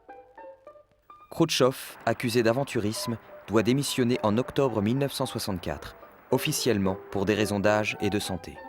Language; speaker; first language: French; native; French